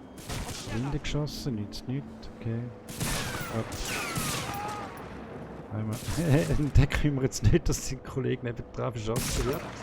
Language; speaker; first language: German; native; German